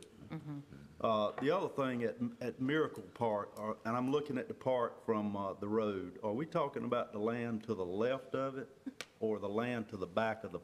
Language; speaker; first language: English; native; English